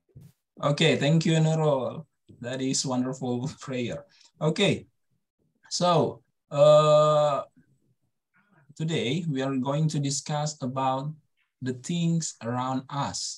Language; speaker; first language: English; non-native, fluent; Indonesian